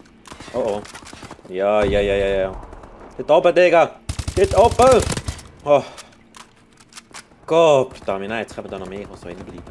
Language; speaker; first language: German; native; German